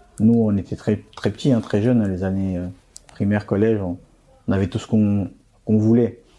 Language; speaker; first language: French; early bilingual, other home language; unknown